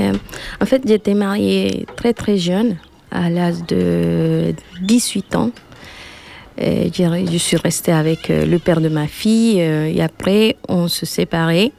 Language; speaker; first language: French; non-native, learner; Spanish